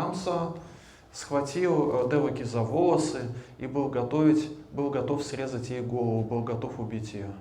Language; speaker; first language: Russian; native; Russian